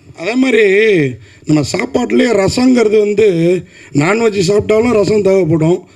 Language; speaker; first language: Tamil; native; Tamil